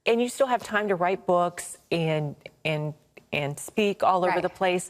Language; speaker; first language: English; native; English